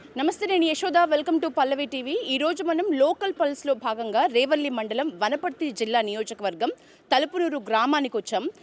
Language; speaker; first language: Telugu; native; Telugu